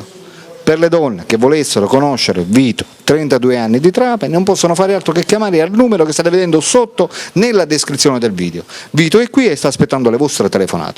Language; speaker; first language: Italian; native; Italian